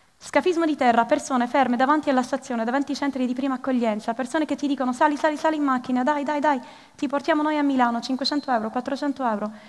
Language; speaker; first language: Italian; early bilingual, other home language; Arabic